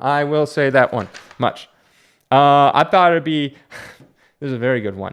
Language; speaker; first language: English; native; English